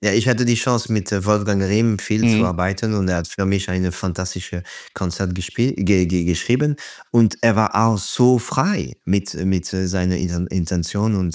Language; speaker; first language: German; non-native, fluent; French